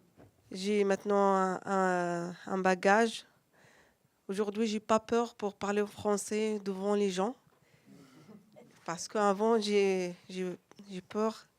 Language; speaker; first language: French; non-native, learner; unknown